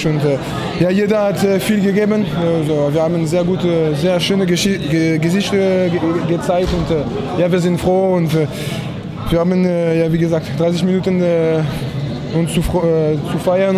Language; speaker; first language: German; non-native, fluent; French